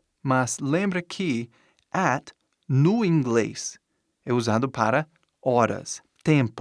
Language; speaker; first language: Portuguese; non-native, fluent; English